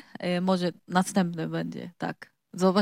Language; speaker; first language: Polish; non-native, learner; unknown